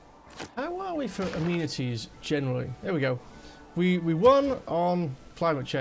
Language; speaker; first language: English; native; English